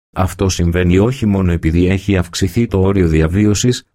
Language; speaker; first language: Greek; native; Greek